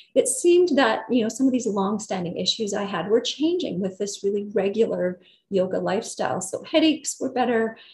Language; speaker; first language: English; native; English